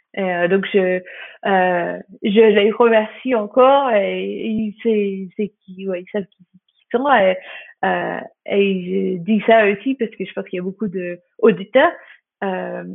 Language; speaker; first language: French; non-native, fluent; English